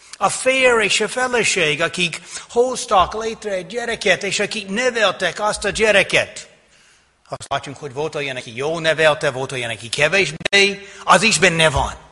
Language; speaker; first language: Hungarian; non-native, fluent; English